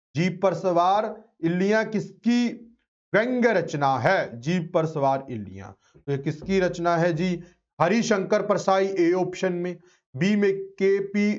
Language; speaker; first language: Hindi; non-native, local second language; Punjabi